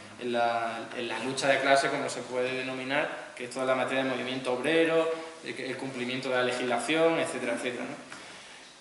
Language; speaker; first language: Spanish; native; Spanish